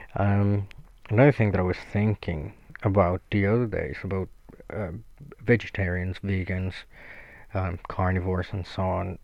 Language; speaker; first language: English; non-native, fluent; Spanish